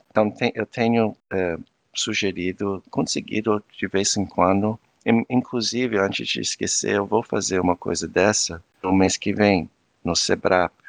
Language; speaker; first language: Portuguese; non-native, fluent; English